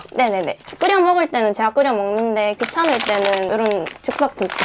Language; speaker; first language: Korean; native; Korean